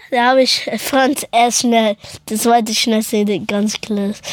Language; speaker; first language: German; early bilingual, other home language; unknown